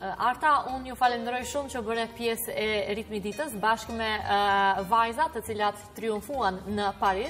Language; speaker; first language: Albanian; native; Albanian